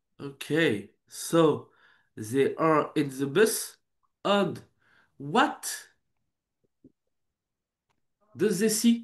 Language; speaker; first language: English; non-native, learner; French